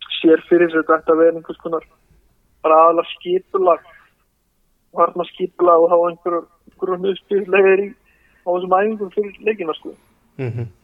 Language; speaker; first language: Icelandic; native; Icelandic